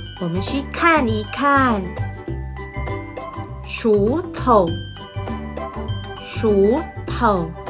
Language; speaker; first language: Chinese; non-native, fluent; Thai